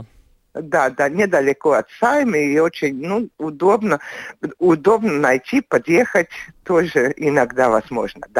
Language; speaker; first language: Russian; non-native, local second language; Latvian